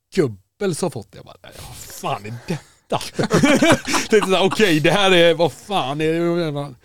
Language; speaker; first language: Swedish; native; Swedish